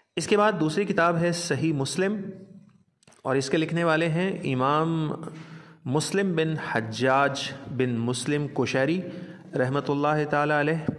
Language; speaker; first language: Urdu; non-native, local second language; Punjabi